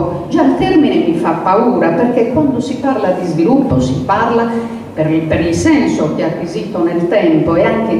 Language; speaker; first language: Italian; native; Italian